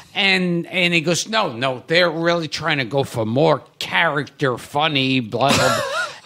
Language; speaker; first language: English; native; English